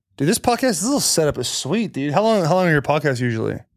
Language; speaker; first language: English; native; English